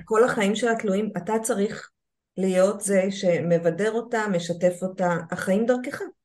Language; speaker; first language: Hebrew; native; Hebrew